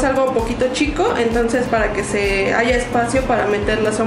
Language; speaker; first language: Spanish; native; Spanish